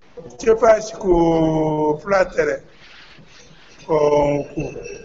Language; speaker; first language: Romanian; non-native, learner; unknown